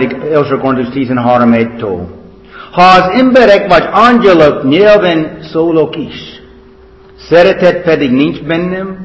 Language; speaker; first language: Hungarian; non-native, fluent; English